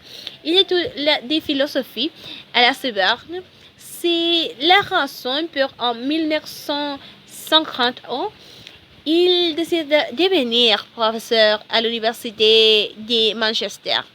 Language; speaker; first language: French; non-native, learner; Spanish